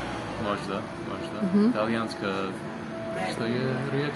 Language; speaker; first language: Croatian; non-native, learner; English